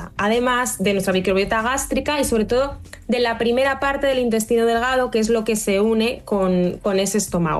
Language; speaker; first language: Spanish; native; Spanish